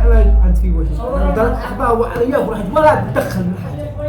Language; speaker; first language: Arabic; native; Arabic